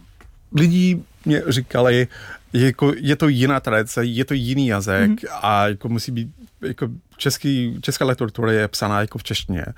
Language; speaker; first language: Czech; non-native, fluent; English